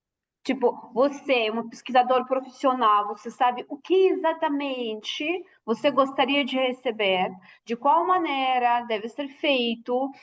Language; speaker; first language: Portuguese; non-native, fluent; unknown